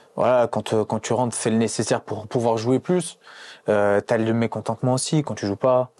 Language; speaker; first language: French; native; French